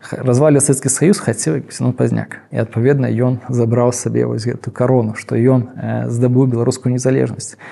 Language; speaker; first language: Belarusian; non-native, local second language; Russian